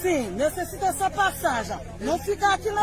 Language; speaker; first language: Portuguese; non-native, learner; Haitian Creole